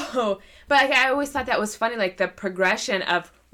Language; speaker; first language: English; native; English